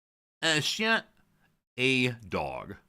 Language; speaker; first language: French; non-native, learner; English